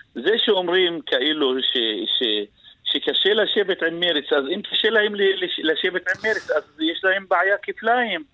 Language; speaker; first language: Hebrew; non-native, local second language; Arabic